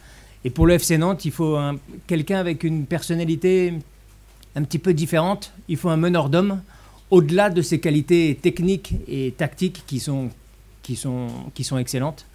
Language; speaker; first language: French; native; French